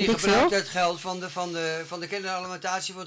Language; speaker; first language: Dutch; native; Dutch